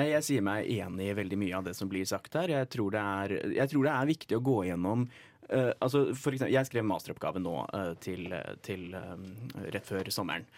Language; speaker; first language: Norwegian; native; Norwegian